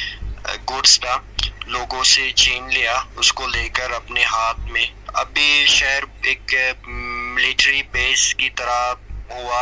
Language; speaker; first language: Hindi; non-native, fluent; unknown